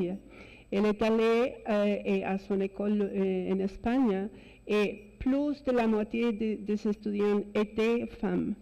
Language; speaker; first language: French; non-native, fluent; Spanish